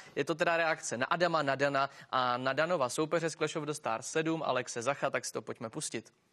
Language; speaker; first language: Czech; native; Czech